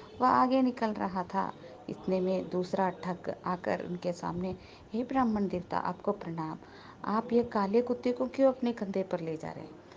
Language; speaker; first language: Hindi; non-native, local second language; Telugu